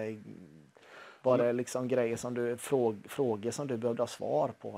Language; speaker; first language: Swedish; native; Swedish